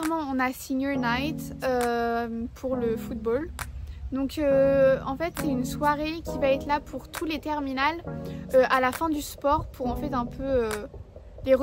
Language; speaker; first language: French; native; French